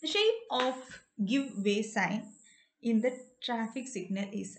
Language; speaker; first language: English; non-native, local second language; Malayalam